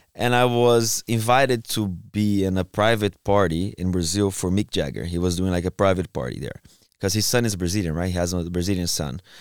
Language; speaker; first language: English; non-native, fluent; Portuguese